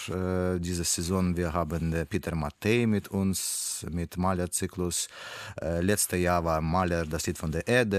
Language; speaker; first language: German; non-native, learner; Russian